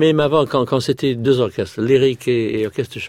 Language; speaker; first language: French; non-native, fluent; English